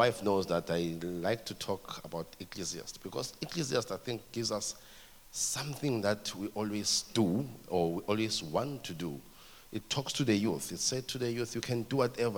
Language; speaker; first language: English; non-native, local second language; Zulu